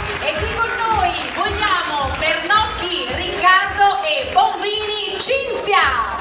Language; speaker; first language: Italian; native; Italian